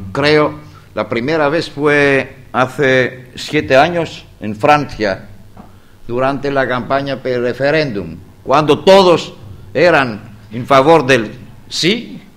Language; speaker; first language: Spanish; non-native, fluent; Greek